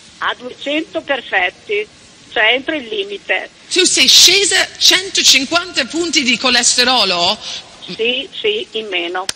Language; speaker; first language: Italian; non-native, fluent; English